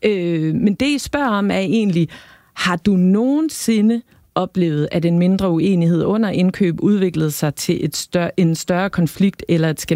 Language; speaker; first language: Danish; native; Danish